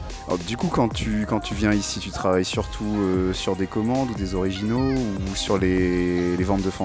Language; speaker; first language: French; native; French